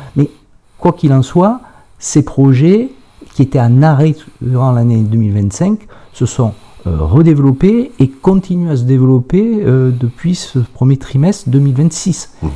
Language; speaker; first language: French; native; French